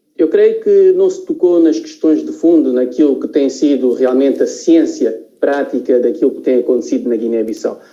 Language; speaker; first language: Portuguese; non-native, local second language; Upper Guinea Crioulo